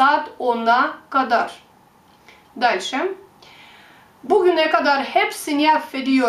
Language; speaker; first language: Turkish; non-native, fluent; Russian